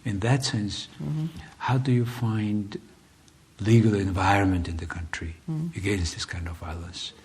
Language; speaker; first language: English; non-native, fluent; Mongolian